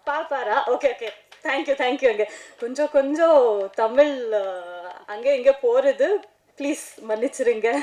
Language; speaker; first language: Tamil; non-native, learner; Kannada